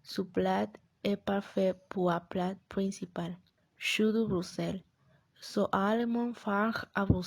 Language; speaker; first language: French; non-native, learner; Spanish